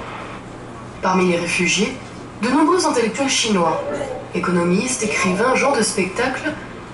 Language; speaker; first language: French; native; French